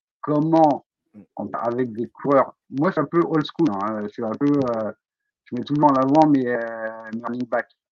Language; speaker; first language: French; native; French